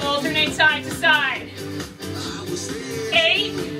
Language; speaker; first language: English; native; English